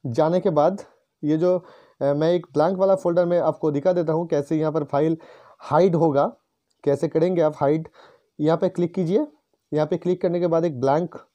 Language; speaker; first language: Hindi; non-native, local second language; Bangla